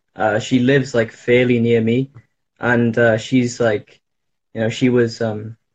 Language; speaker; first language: English; native; English